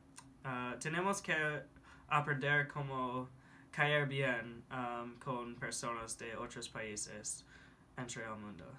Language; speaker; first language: Spanish; non-native, learner; English